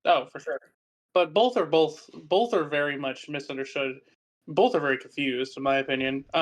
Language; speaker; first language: English; native; English